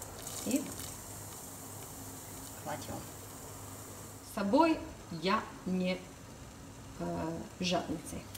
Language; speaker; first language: Russian; non-native, fluent; Italian